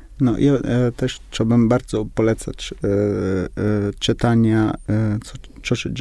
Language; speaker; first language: Polish; non-native, learner; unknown